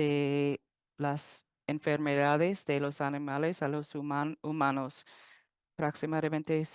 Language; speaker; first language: Spanish; non-native, fluent; English